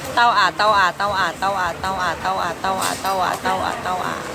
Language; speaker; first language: Thai; early bilingual, other home language; Cantonese